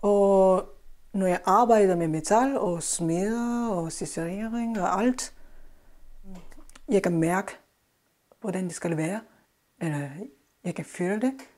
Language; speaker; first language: Danish; non-native, fluent; Japanese